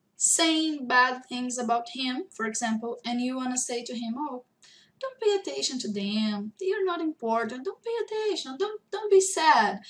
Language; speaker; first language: English; non-native, fluent; Portuguese